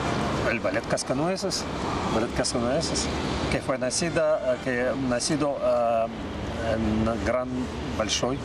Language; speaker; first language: Spanish; non-native, learner; Russian